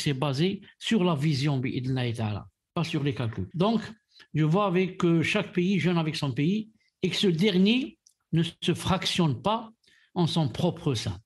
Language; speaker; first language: French; non-native, local second language; Arabic